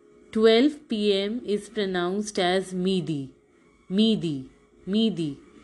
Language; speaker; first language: English; non-native, local second language; Hindi